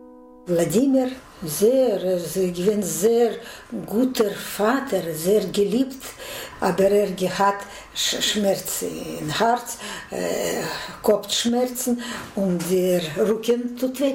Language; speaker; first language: German; non-native, learner; Russian